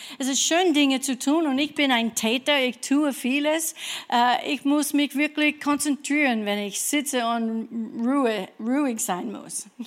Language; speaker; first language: German; non-native, fluent; English